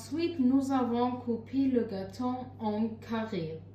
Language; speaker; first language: French; non-native, learner; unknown